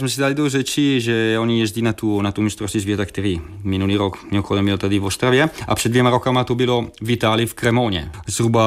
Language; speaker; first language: Czech; non-native, fluent; Italian